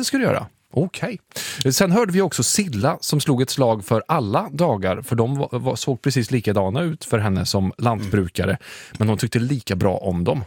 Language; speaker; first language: Swedish; native; Swedish